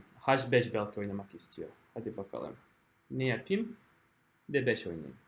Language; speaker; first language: Turkish; non-native, fluent; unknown